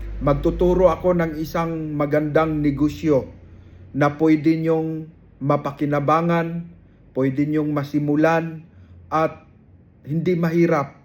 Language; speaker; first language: Filipino; non-native, local second language; Cebuano